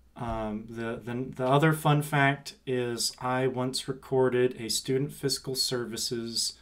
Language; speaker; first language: English; native; English